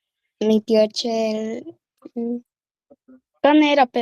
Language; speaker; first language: Italian; non-native, learner; Spanish